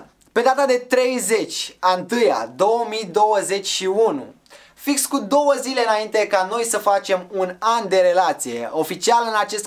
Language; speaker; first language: Romanian; native; Romanian